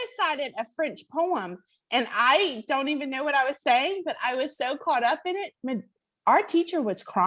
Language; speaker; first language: English; native; English